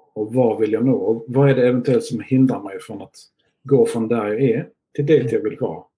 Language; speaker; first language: Swedish; native; Swedish